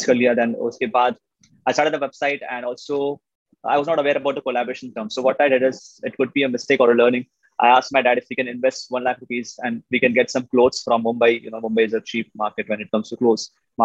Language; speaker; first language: English; non-native, local second language; Marathi